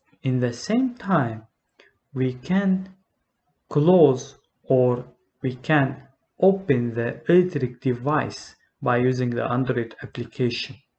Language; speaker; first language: English; non-native, learner; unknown